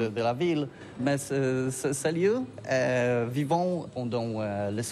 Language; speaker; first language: French; non-native, learner; Polish